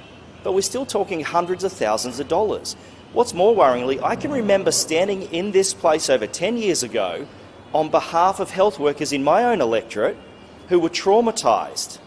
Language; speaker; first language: English; native; English